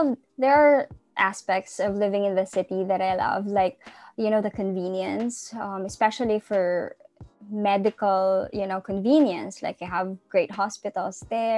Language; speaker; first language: English; non-native, local second language; Cebuano